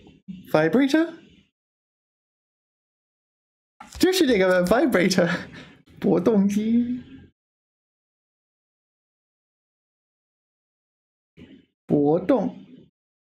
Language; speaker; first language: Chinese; non-native, learner; English